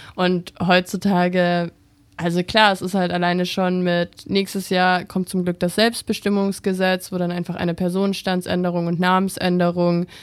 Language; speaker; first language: German; native; German